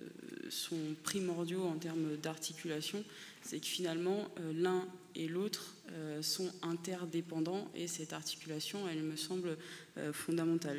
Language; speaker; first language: French; native; French